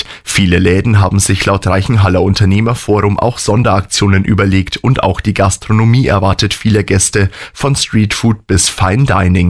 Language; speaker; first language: German; native; German